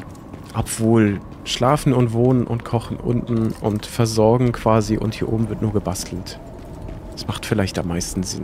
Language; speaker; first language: German; native; German